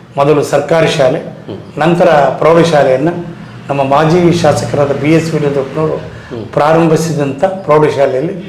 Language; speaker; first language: Kannada; native; Kannada